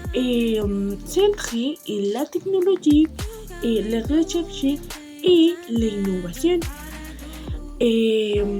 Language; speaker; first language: French; non-native, learner; Spanish